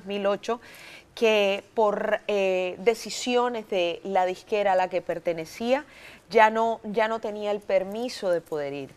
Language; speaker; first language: Spanish; native; Spanish